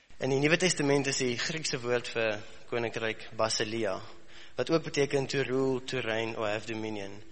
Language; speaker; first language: Afrikaans; native; Afrikaans